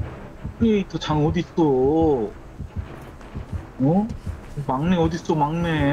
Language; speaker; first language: Korean; native; Korean